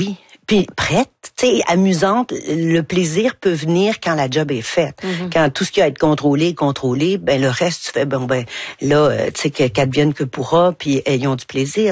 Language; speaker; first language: French; native; French